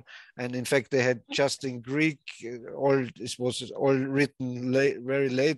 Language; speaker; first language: English; non-native, fluent; German